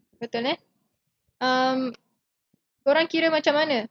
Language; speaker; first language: Malay; native; Malay